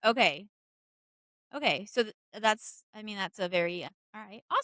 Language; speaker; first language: English; native; English